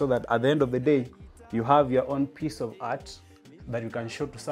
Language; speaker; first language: English; non-native, local second language; Luo (Kenya and Tanzania)